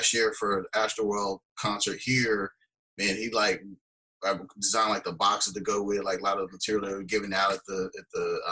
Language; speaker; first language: English; native; English